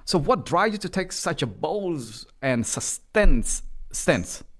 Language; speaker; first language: English; non-native, learner; Khmer